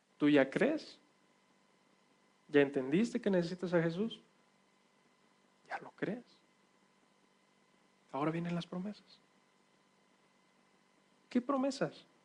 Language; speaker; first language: Spanish; native; Spanish